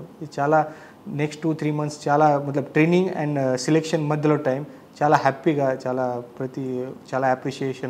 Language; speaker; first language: Telugu; non-native, learner; Marathi